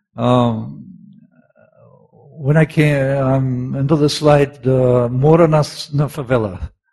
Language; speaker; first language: English; native; English